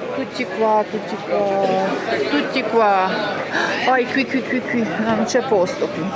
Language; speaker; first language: Italian; non-native, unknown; Ukrainian